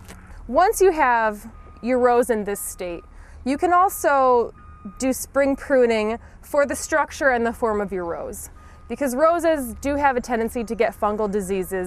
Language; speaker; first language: English; native; English